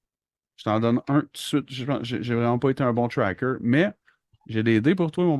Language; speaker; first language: French; native; French